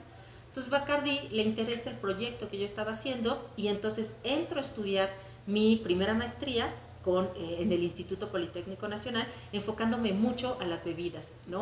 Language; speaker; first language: Spanish; native; Spanish